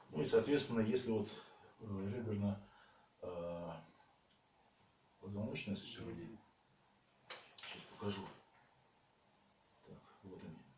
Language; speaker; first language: Russian; native; Russian